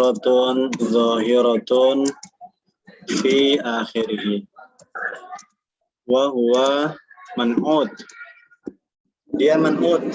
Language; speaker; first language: Arabic; non-native, fluent; Indonesian